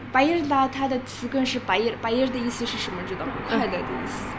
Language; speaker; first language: Chinese; native; Chinese